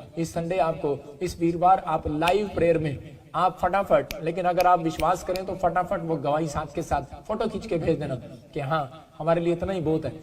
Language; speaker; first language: Hindi; non-native, local second language; Punjabi